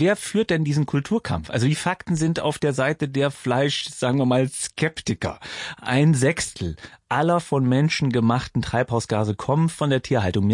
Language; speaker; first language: German; native; German